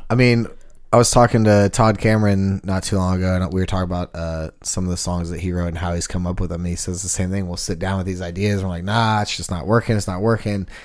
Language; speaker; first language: English; native; English